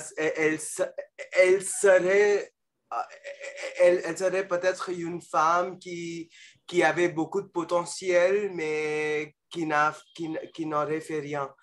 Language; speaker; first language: French; non-native, fluent; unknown